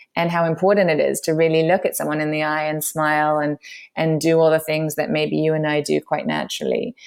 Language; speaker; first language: English; native; English